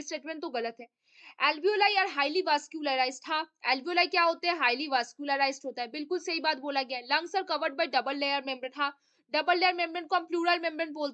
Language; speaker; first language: Hindi; native; Hindi